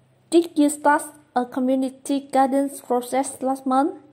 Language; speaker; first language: English; non-native, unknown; Vietnamese